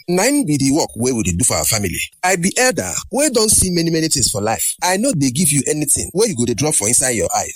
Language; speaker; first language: Nigerian Pidgin; native; Nigerian Pidgin